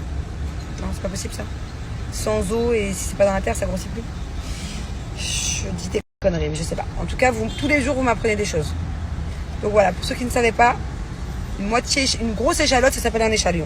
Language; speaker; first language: French; native; French